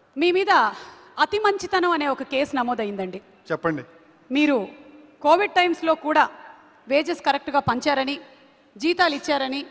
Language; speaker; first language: Telugu; native; Telugu